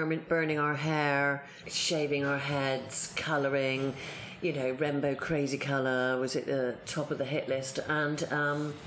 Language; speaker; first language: English; native; English